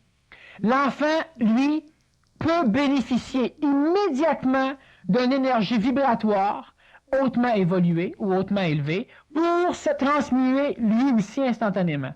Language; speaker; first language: French; native; French